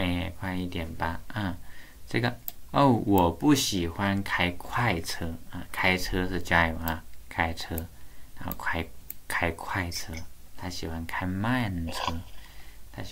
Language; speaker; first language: Chinese; native; Chinese